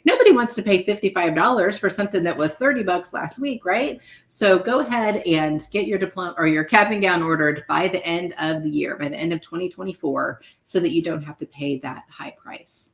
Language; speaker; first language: English; native; English